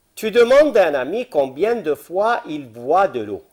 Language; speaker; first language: French; non-native, fluent; Arabic